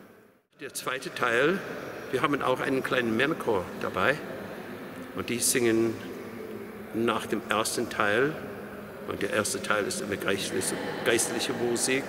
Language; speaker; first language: German; non-native, fluent; English